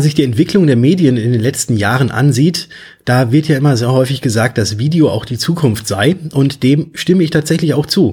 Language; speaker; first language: German; native; German